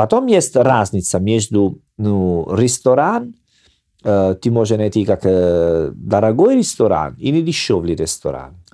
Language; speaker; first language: Russian; non-native, learner; Italian